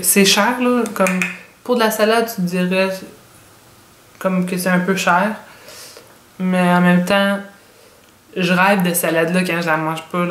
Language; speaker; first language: French; native; French